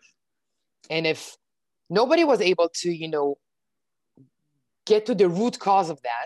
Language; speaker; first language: English; non-native, fluent; Hebrew